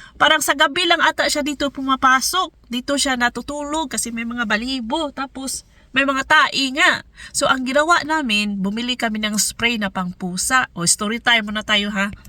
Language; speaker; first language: Filipino; non-native, local second language; Cebuano